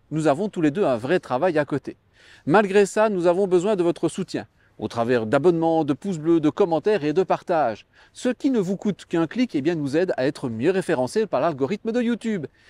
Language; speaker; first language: French; native; French